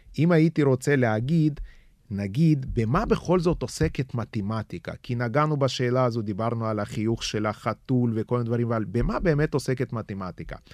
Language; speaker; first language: Hebrew; native; Hebrew